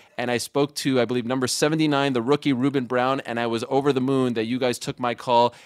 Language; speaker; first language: English; native; English